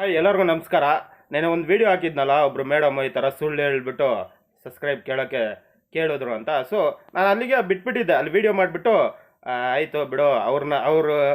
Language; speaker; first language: Kannada; non-native, local second language; Marathi